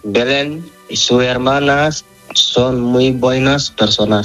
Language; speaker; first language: Spanish; non-native, learner; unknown